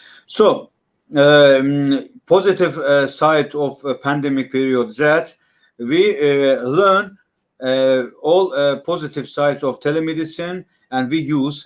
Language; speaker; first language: English; non-native, learner; Russian